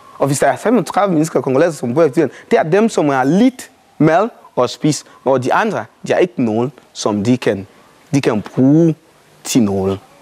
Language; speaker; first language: Danish; non-native, fluent; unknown